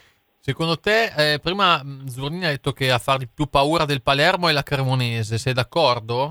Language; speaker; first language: Italian; native; Italian